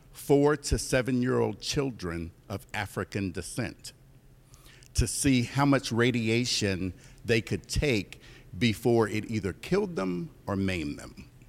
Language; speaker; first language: English; native; English